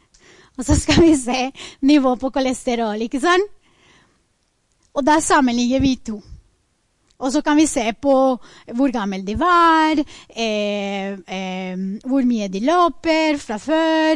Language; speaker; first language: Norwegian; non-native, fluent; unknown